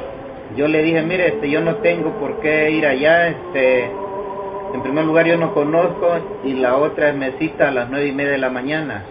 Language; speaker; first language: Spanish; native; Spanish